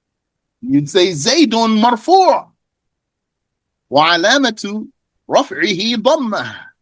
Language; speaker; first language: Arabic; non-native, fluent; English